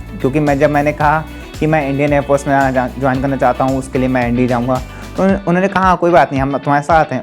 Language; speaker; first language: Hindi; native; Hindi